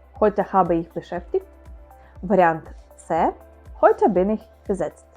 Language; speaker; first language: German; non-native, fluent; Ukrainian